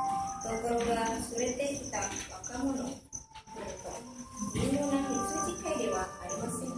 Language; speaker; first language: Japanese; non-native, learner; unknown